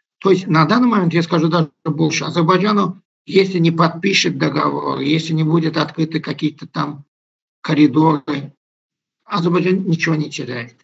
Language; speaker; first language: Russian; non-native, local second language; Azerbaijani